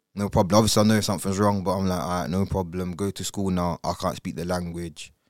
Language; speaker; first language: English; early bilingual, other home language; Italian